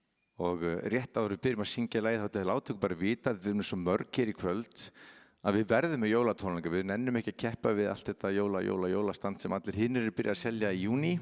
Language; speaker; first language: Icelandic; native; Icelandic